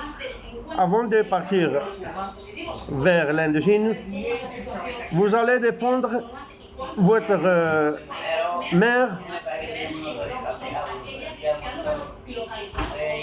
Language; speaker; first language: French; non-native, local second language; Arabic